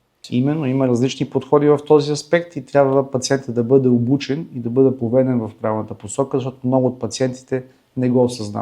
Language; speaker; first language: Bulgarian; native; Bulgarian